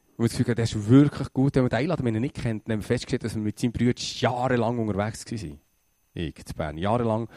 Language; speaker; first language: German; native; German